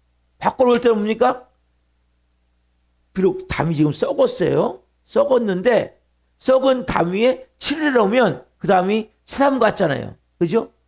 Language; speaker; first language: Korean; native; Korean